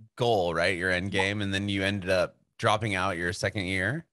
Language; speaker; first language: English; native; English